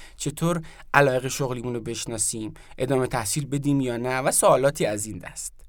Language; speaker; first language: Persian; native; Persian